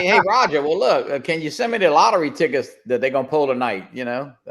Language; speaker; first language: English; native; English